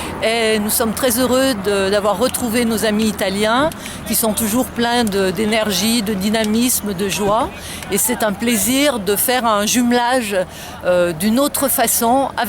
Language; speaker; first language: French; native; French